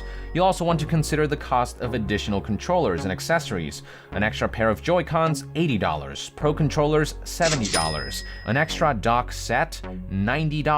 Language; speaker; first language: English; native; English